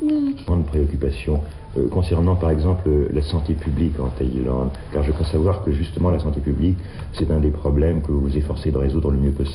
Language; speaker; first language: French; native; French